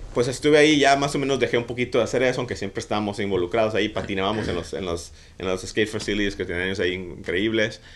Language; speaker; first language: Spanish; native; Spanish